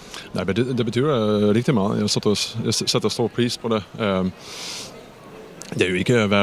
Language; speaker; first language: Danish; non-native, fluent; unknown